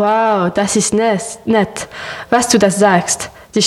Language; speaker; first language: German; non-native, learner; French